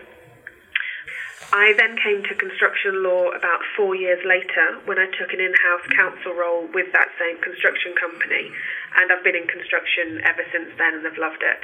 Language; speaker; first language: English; native; English